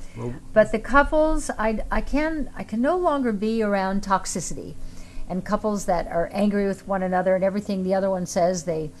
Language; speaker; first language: English; native; English